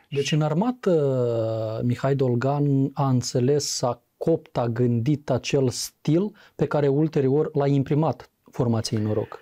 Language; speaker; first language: Romanian; native; Romanian